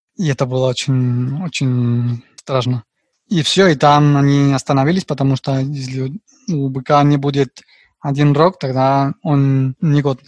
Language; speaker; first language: Russian; non-native, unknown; Spanish